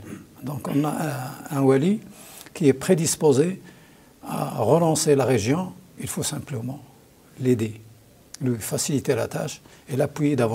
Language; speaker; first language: French; non-native, local second language; Arabic